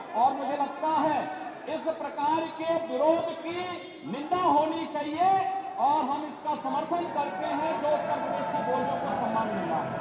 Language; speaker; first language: Hindi; native; Hindi